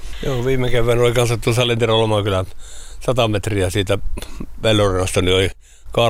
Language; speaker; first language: Finnish; native; Finnish